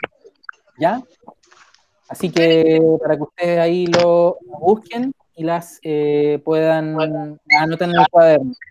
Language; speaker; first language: Spanish; native; Spanish